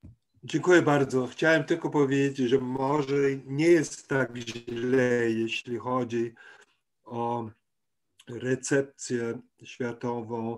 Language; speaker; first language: Polish; non-native, fluent; German